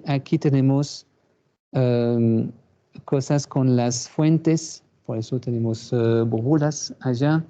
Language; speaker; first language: Spanish; non-native, fluent; French